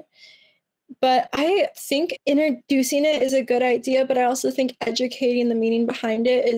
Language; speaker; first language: English; early bilingual, other home language; Spanish